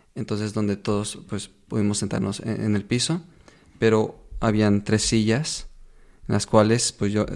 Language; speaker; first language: Spanish; native; Spanish